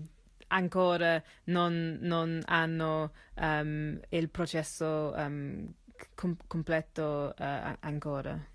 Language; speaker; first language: Italian; non-native, learner; English